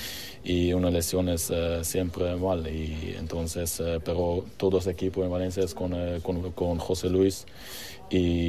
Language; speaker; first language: Spanish; non-native, learner; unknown